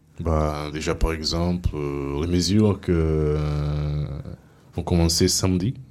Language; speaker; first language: French; non-native, fluent; Portuguese